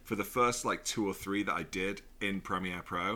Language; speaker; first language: English; native; English